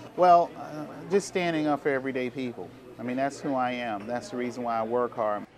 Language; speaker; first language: English; native; English